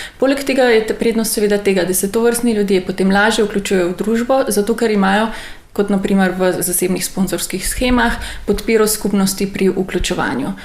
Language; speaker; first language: Slovenian; native; Slovenian